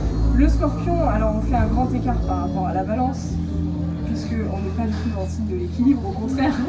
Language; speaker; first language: French; native; French